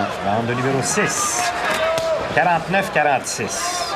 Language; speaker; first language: French; native; French